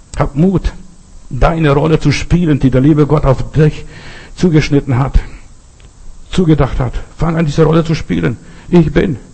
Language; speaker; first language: German; native; German